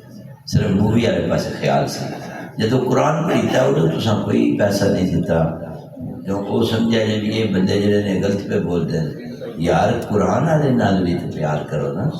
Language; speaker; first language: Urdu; non-native, local second language; Punjabi